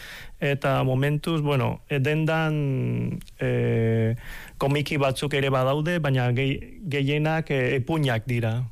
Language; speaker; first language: Basque; non-native, fluent; Cantonese